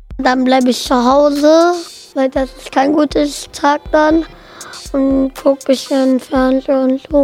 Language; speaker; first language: German; early bilingual, other home language; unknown